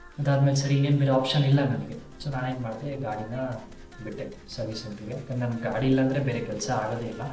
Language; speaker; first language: Kannada; native; Kannada